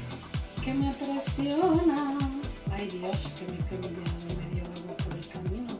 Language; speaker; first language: Spanish; native; Spanish